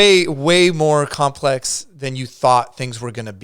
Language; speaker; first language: English; native; English